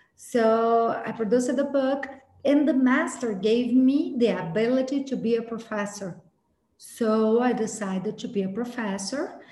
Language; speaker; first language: English; non-native, fluent; Portuguese